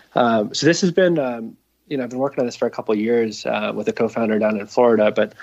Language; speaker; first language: English; native; English